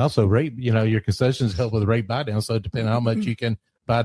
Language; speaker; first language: English; native; English